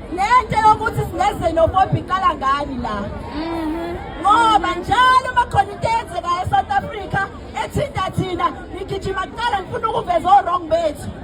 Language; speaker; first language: Zulu; native; Zulu